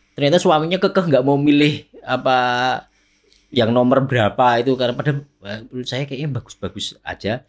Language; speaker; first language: Indonesian; native; Indonesian